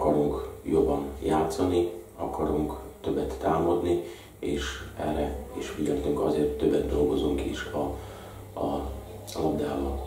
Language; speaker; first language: Hungarian; non-native, fluent; Slovak